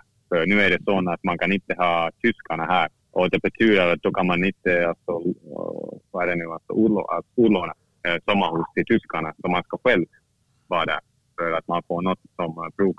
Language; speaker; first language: Swedish; non-native, fluent; Finnish